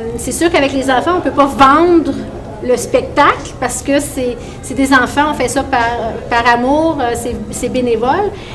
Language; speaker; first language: French; native; French